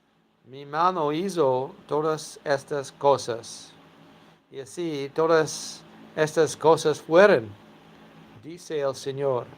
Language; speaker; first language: Spanish; non-native, fluent; English